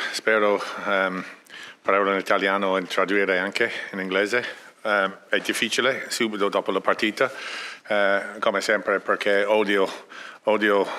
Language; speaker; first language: Italian; non-native, learner; English